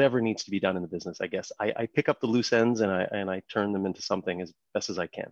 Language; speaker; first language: English; non-native, fluent; French